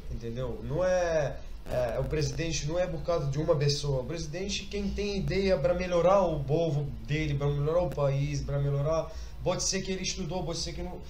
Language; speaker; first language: Portuguese; non-native, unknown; Arabic